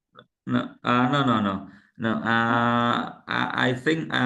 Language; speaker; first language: English; non-native, local second language; Indonesian